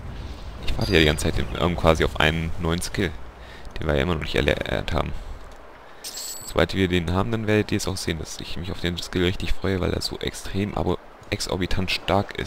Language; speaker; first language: German; native; German